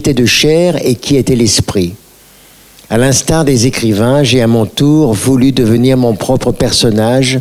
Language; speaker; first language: French; native; French